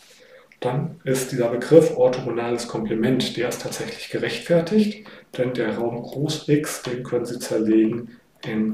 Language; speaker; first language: German; native; German